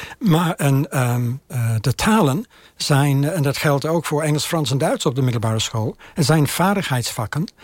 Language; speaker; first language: Dutch; non-native, fluent; English